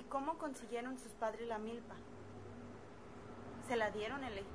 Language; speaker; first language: Spanish; early bilingual, heritage; Spanish